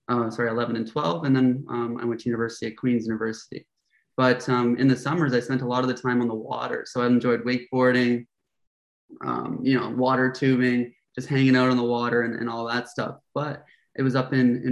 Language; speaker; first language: English; native; English